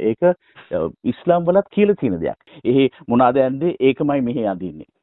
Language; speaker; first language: Sinhala; non-native, local second language; Tamil